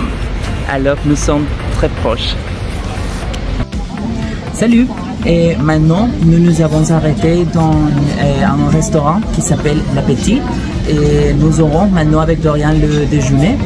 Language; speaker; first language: French; non-native, fluent; Spanish